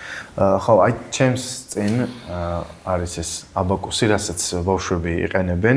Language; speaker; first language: Georgian; native; Georgian